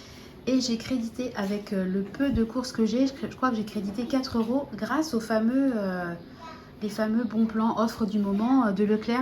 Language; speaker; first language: French; native; French